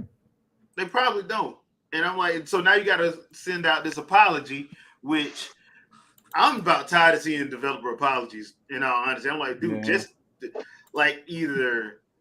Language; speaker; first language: English; native; English